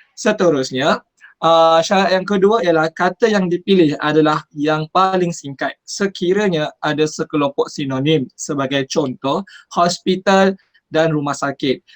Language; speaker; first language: Malay; native; Malay